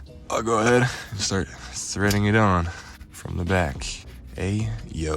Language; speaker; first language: English; native; English